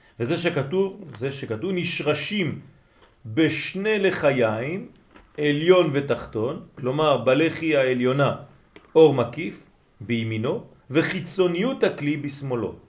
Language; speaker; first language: Hebrew; non-native, fluent; French